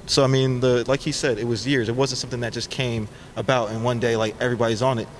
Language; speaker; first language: English; native; English